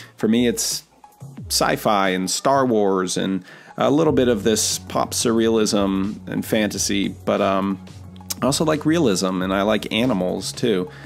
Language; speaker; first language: English; native; English